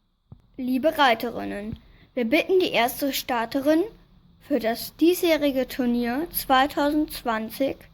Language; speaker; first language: German; native; German